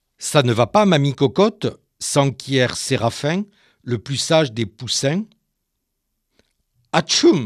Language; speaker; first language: French; native; French